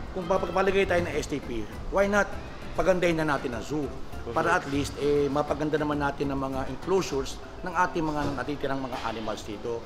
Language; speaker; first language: Filipino; native; Filipino